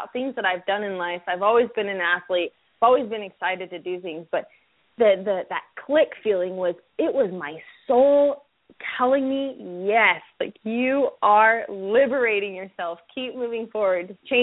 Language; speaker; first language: English; native; English